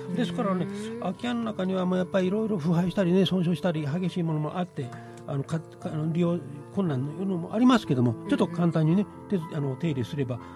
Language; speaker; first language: Japanese; native; Japanese